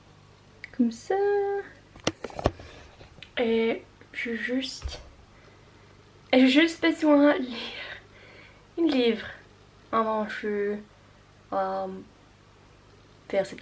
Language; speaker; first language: French; non-native, learner; Norwegian